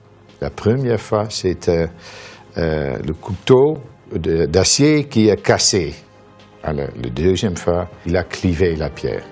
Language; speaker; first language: French; non-native, fluent; Dutch